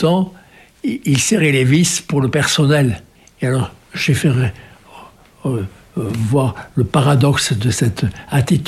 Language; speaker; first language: French; native; French